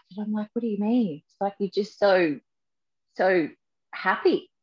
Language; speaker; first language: English; native; English